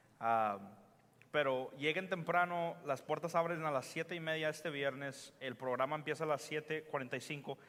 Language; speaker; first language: Spanish; early bilingual, heritage; Spanish